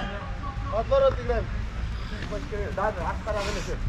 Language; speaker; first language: Russian; non-native, local second language; Kyrgyz